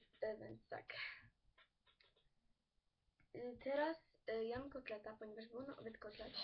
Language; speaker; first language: Polish; early bilingual, heritage; Polish